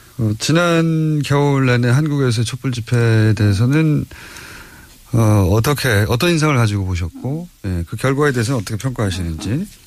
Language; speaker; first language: Korean; native; Korean